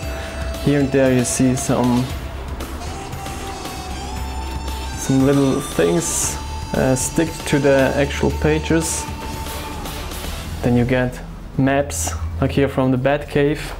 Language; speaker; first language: English; non-native, fluent; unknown